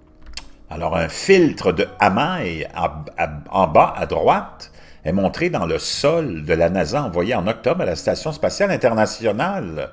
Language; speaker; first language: French; native; French